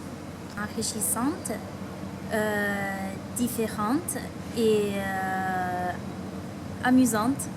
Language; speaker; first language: French; non-native, fluent; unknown